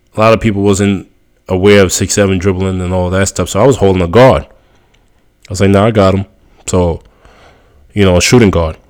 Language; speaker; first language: English; early bilingual, other home language; Spanish